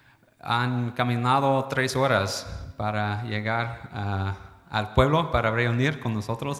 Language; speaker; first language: Spanish; non-native, fluent; English